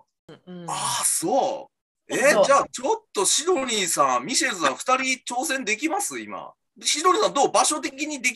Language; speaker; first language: Japanese; native; Japanese